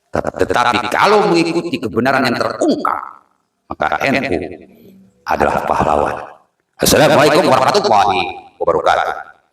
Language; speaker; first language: Indonesian; non-native, local second language; Sundanese